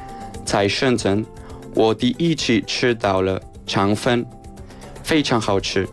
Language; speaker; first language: Chinese; non-native, fluent; Spanish